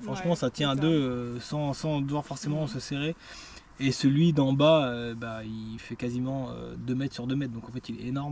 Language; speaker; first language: French; native; French